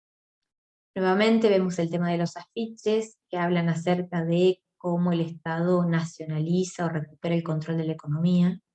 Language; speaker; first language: Spanish; native; Spanish